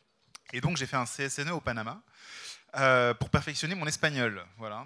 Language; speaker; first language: French; native; French